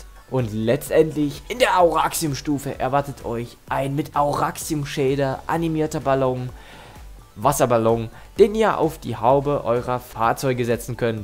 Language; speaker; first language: German; native; German